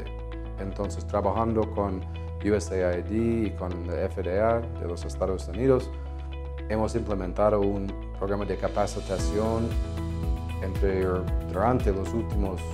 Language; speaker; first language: Spanish; non-native, fluent; English